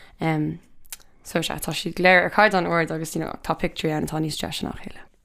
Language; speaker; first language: Irish; non-native, local second language; English